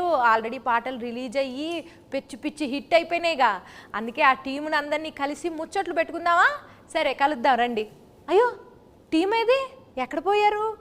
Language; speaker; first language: Telugu; native; Telugu